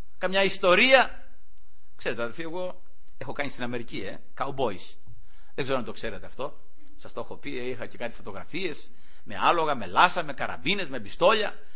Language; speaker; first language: Greek; native; Greek